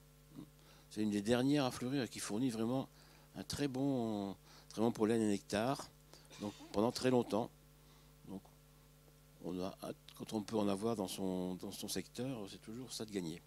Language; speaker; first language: French; native; French